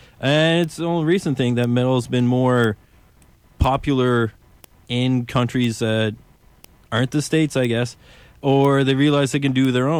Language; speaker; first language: English; native; English